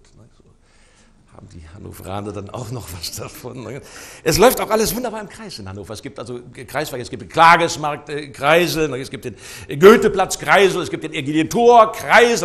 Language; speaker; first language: German; native; German